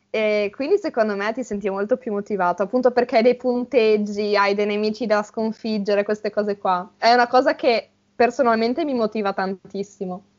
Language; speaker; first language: Italian; native; Italian